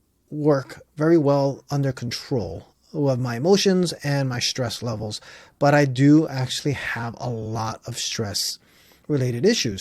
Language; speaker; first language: English; native; English